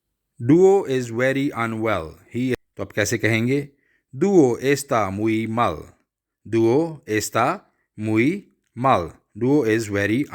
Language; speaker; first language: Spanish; non-native, fluent; Urdu